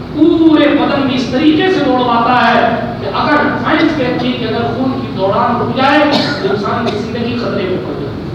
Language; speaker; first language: Urdu; native; Urdu